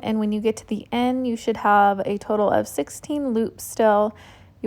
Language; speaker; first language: English; native; English